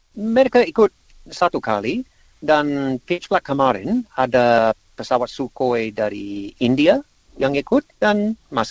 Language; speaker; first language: Indonesian; non-native, learner; English